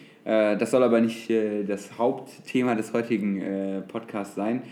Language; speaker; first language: German; native; German